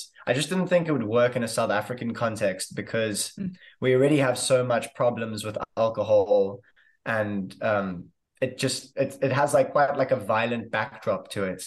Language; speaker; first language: English; native; English